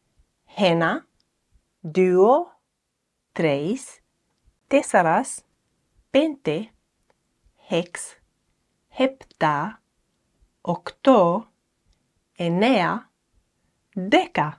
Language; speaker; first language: Greek; non-native, fluent; English